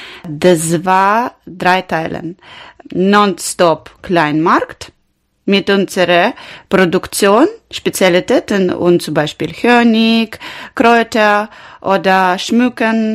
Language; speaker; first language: German; non-native, learner; Ukrainian